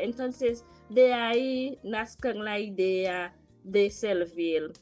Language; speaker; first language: Spanish; non-native, learner; Haitian Creole